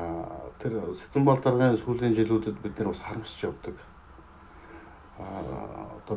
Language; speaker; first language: Mongolian; native; Mongolian